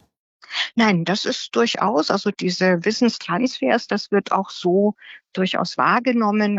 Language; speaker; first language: German; native; German